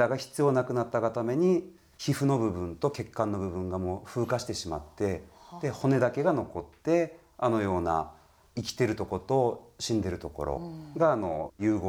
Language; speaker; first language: Japanese; native; Japanese